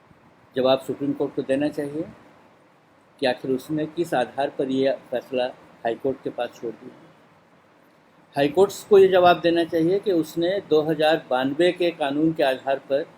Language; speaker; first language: Hindi; native; Hindi